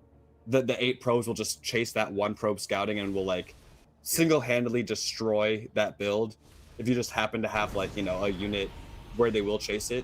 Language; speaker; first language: English; native; English